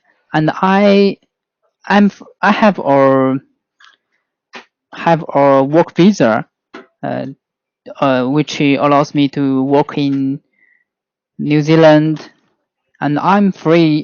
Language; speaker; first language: English; non-native, learner; Chinese